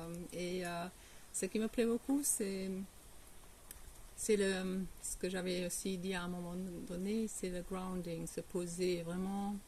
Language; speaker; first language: French; non-native, fluent; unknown